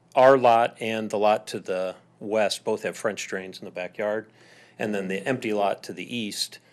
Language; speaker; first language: English; native; English